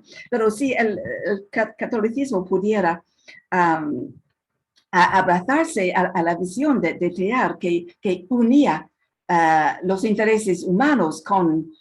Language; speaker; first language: Spanish; non-native, fluent; English